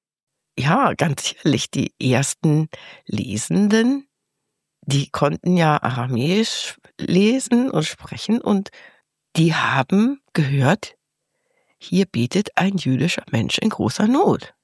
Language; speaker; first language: German; native; German